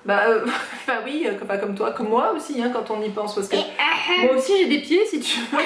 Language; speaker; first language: French; native; French